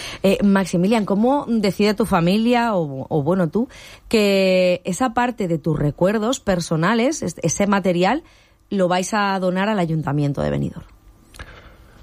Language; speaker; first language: Spanish; native; Spanish